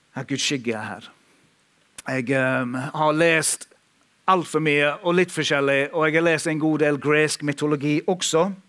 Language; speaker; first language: Norwegian; non-native, fluent; English